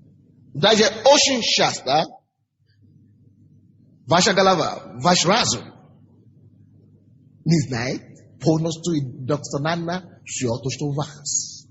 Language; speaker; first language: Russian; non-native, fluent; Yoruba